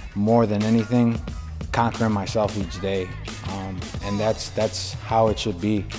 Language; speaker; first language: English; early bilingual, other home language; Spanish